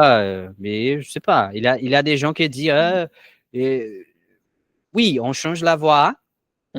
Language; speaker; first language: French; non-native, learner; Portuguese